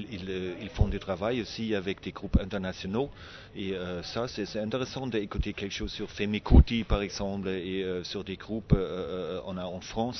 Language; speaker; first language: French; non-native, fluent; German